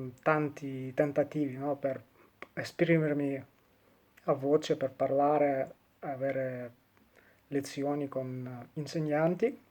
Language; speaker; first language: Italian; non-native, fluent; Russian